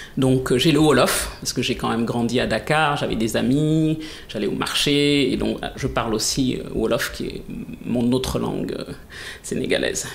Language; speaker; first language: French; native; French